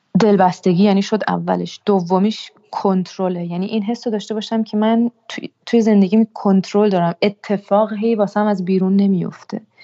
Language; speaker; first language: Persian; early bilingual, heritage; Persian